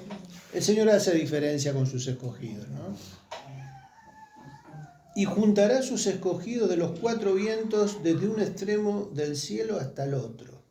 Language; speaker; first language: Spanish; native; Spanish